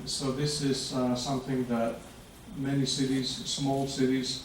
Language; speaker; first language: English; non-native, fluent; Greek